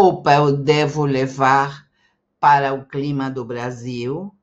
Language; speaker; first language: Portuguese; non-native, fluent; Spanish